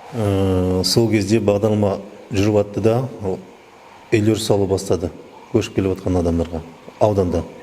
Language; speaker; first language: Kazakh; native; Kazakh